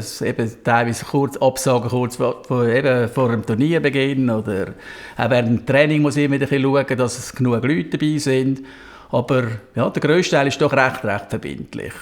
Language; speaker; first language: German; native; German